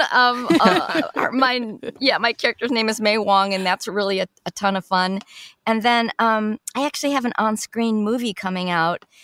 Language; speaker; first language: English; native; English